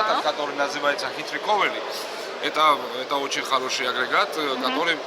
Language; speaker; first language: Russian; non-native, fluent; Georgian